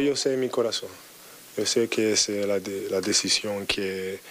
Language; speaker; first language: Spanish; non-native, learner; English